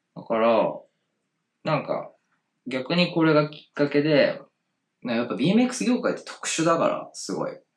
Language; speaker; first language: Japanese; native; Japanese